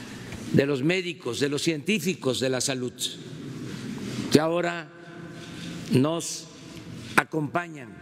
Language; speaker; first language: Spanish; native; Spanish